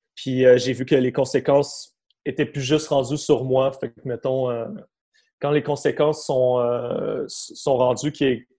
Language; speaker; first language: French; native; French